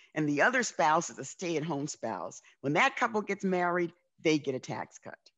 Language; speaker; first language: English; native; English